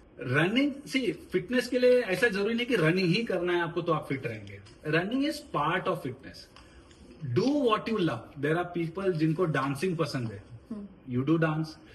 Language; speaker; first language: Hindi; non-native, local second language; Marathi